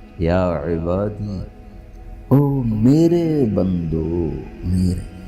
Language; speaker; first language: Urdu; non-native, local second language; Punjabi